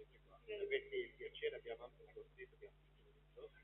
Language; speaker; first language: Italian; non-native, fluent; Portuguese